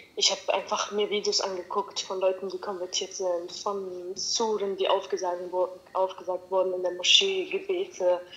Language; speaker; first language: German; early bilingual, other home language; Italian